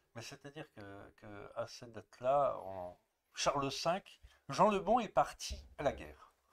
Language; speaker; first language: French; native; French